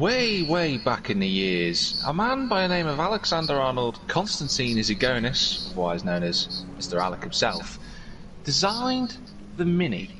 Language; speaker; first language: English; native; English